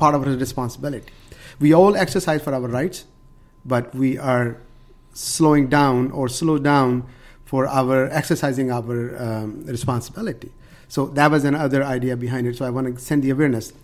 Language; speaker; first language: English; non-native, local second language; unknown